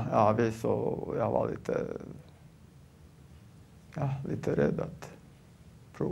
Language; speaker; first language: Swedish; non-native, fluent; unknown